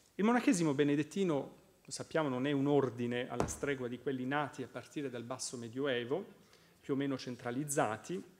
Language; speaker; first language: Italian; native; Italian